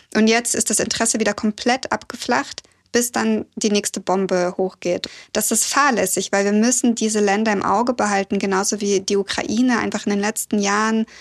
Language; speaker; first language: German; early bilingual, other home language; Russian